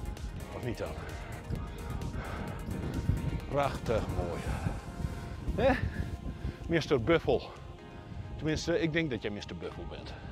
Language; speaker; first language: Dutch; native; Dutch